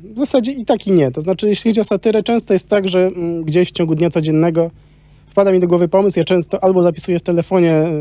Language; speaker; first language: Polish; native; Polish